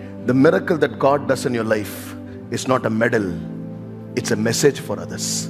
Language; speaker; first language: English; non-native, local second language; Tamil